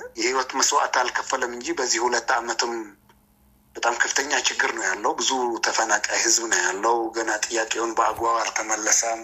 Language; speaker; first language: Amharic; non-native, local second language; Tigrinya